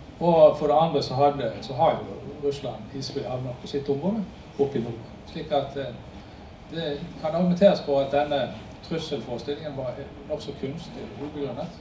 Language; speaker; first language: Norwegian; native; Norwegian